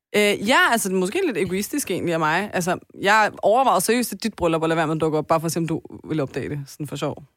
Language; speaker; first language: Danish; early bilingual, other home language; Persian